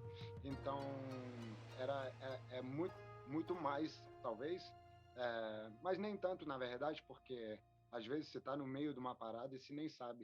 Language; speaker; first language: Portuguese; non-native, fluent; French